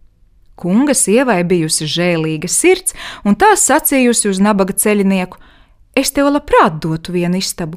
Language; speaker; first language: Latvian; native; Latvian